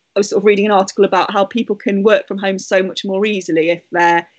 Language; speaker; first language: English; native; English